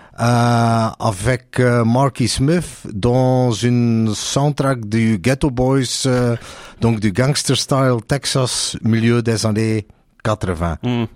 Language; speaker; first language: French; non-native, local second language; Dutch